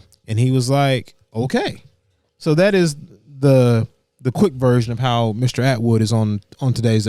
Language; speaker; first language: English; native; English